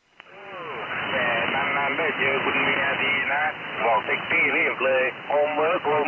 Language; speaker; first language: Thai; native; Thai